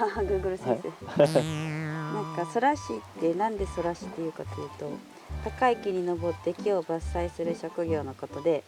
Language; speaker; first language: Japanese; native; Japanese